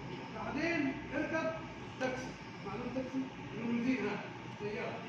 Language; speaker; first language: Arabic; non-native, learner; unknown